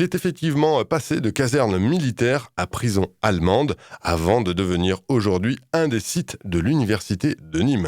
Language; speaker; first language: French; native; French